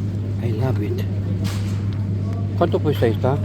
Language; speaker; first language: Spanish; non-native, learner; Filipino